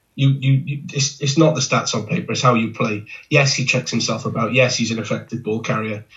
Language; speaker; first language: English; native; English